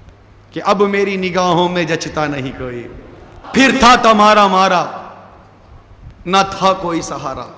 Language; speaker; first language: Urdu; native; Urdu